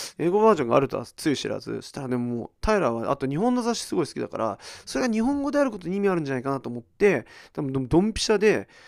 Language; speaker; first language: Japanese; early bilingual, heritage; Japanese